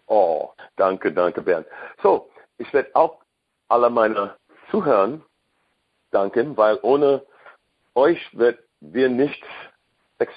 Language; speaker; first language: German; non-native, learner; English